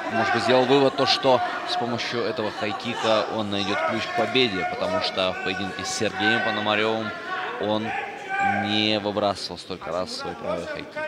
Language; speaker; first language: Russian; native; Russian